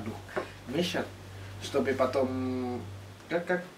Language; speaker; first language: Russian; non-native, learner; Indonesian